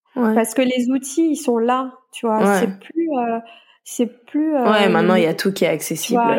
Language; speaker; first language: French; native; French